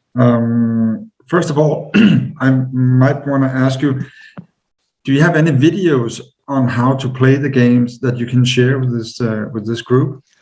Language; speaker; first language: English; non-native, fluent; Danish